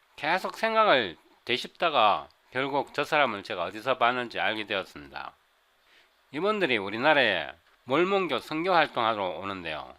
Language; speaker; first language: Korean; native; Korean